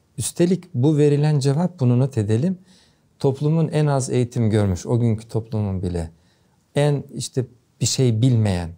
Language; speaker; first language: Turkish; native; Turkish